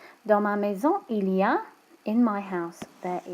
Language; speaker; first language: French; non-native, fluent; English